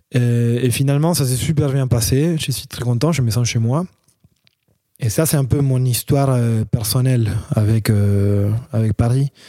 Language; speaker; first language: French; non-native, fluent; Spanish